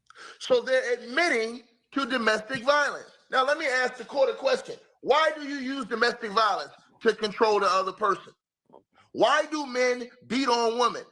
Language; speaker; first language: English; native; English